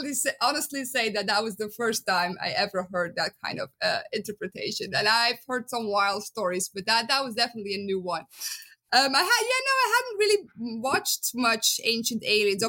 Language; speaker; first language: English; non-native, fluent; Dutch